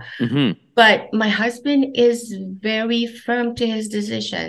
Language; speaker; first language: English; non-native, local second language; Filipino